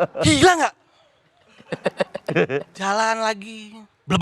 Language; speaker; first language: Indonesian; native; Indonesian